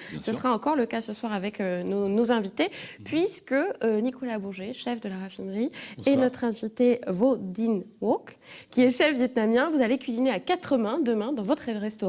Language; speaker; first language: French; native; French